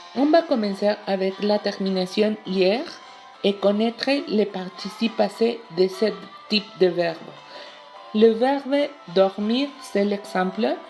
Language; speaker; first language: French; non-native, learner; Spanish